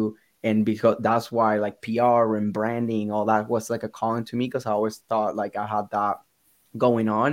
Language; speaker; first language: English; non-native, fluent; Spanish